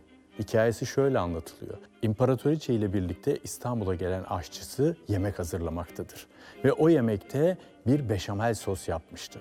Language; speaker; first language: Turkish; native; Turkish